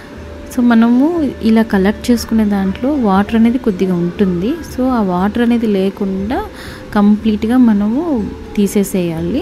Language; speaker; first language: Telugu; native; Telugu